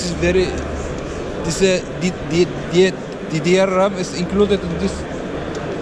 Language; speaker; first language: English; non-native, learner; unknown